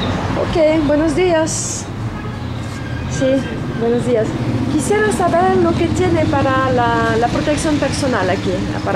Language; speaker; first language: Spanish; non-native, fluent; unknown